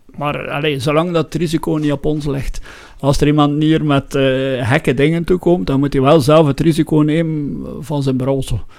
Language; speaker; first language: Dutch; native; Dutch